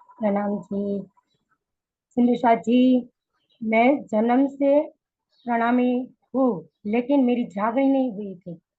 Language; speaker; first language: Hindi; non-native, local second language; Gujarati